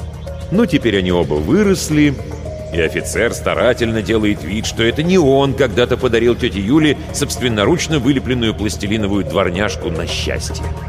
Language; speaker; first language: Russian; native; Russian